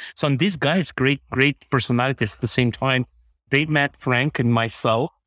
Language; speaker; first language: English; non-native, fluent; Bulgarian